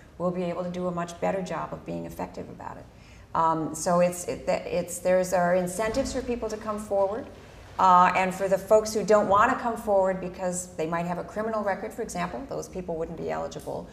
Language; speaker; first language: English; early bilingual, other home language; Spanish